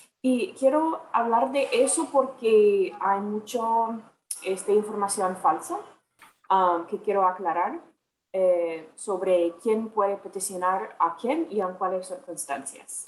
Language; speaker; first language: Spanish; non-native, fluent; English